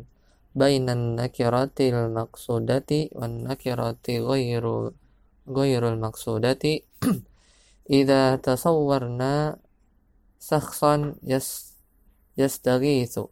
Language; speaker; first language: Arabic; non-native, fluent; Indonesian